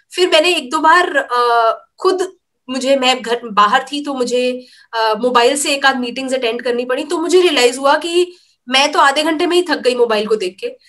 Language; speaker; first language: Hindi; native; Hindi